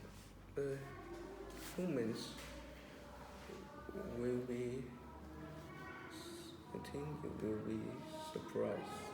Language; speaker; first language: English; non-native, learner; Vietnamese